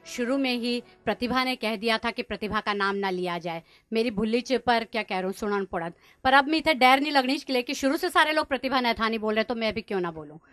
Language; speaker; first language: Hindi; native; Hindi